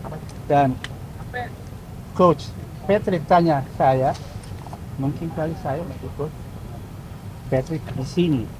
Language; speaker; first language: Indonesian; early bilingual, heritage; Indonesian